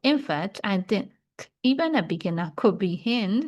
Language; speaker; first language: English; non-native, fluent; Burmese